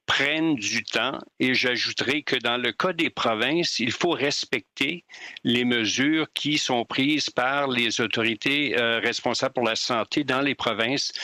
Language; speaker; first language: French; native; French